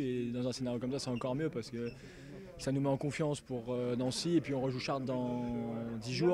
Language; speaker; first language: French; native; French